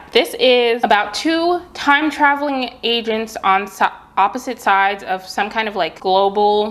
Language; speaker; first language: English; native; English